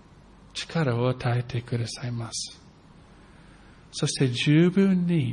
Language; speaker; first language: Japanese; non-native, fluent; English